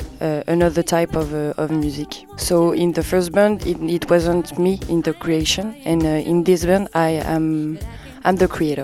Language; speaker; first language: English; non-native, learner; French